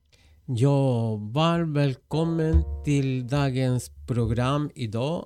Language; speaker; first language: Swedish; non-native, fluent; Spanish